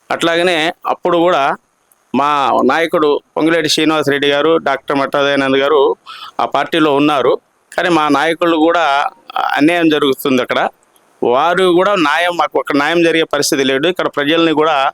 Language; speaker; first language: Telugu; non-native, local second language; Lambadi